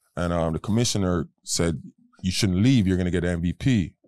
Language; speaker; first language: English; native; English